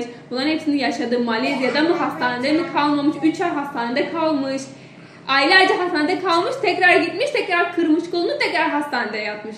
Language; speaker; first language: Turkish; non-native, fluent; Indonesian